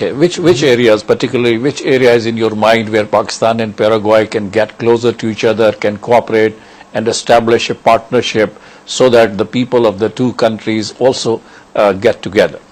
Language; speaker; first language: English; non-native, local second language; Urdu